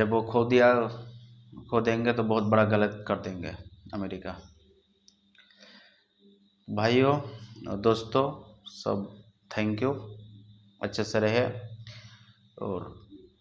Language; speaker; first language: Hindi; non-native, local second language; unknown